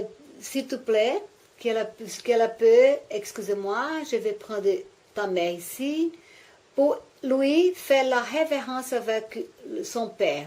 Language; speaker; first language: French; non-native, learner; Portuguese